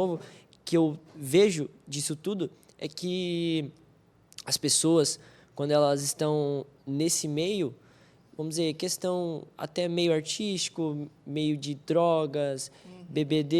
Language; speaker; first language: Portuguese; native; Portuguese